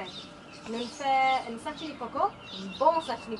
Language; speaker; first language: French; non-native, learner; English